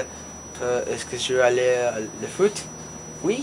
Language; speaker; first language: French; non-native, learner; Spanish